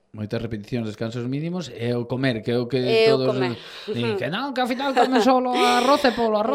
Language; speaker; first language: Galician; native; Galician